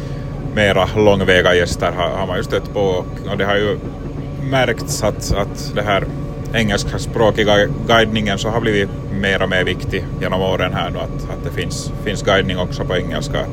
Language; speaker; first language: Swedish; native; Swedish